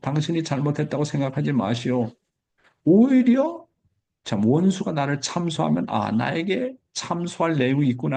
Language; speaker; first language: Korean; native; Korean